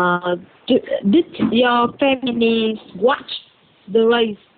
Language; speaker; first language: English; non-native, learner; Vietnamese